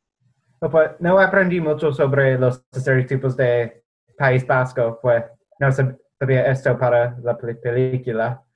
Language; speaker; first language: Spanish; non-native, fluent; English